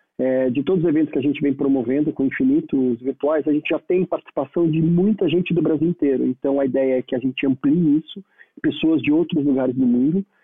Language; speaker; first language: Portuguese; native; Portuguese